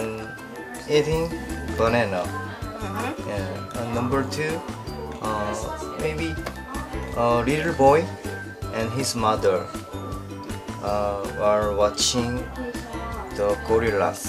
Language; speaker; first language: English; non-native, learner; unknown